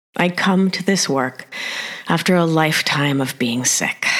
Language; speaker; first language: English; early bilingual, other home language; Spanish